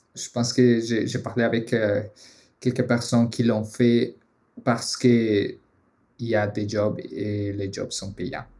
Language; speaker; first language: French; non-native, fluent; Spanish